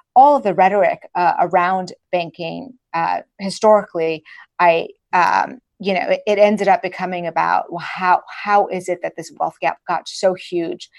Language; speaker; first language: English; early bilingual, other home language; Persian